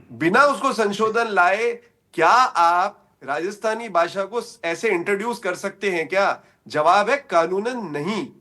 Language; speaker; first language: Hindi; native; Hindi